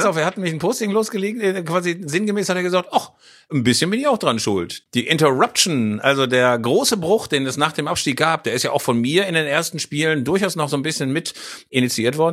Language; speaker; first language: German; native; German